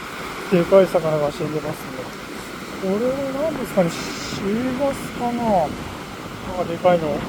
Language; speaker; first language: Japanese; native; Japanese